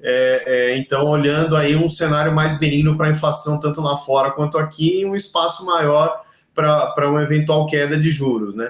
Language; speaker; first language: Portuguese; native; Portuguese